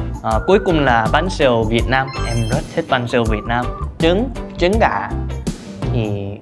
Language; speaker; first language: Vietnamese; non-native, fluent; Korean